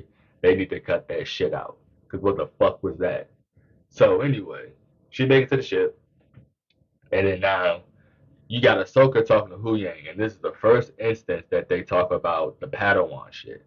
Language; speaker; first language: English; native; English